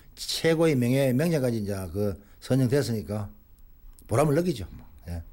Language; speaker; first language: Korean; native; Korean